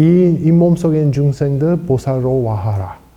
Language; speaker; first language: Korean; non-native, fluent; English